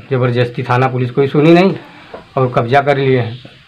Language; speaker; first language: Hindi; native; Hindi